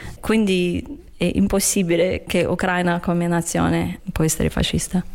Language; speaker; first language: Italian; non-native, fluent; Russian